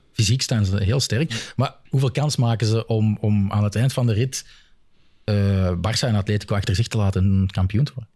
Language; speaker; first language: Dutch; native; Dutch